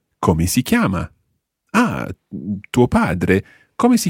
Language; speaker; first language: Italian; non-native, fluent; English